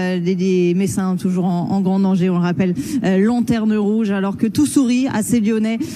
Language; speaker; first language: French; native; French